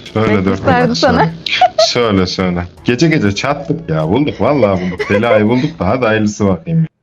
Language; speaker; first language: Turkish; native; Turkish